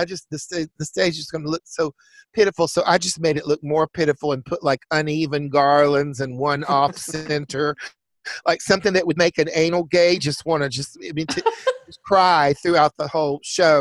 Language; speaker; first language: English; native; English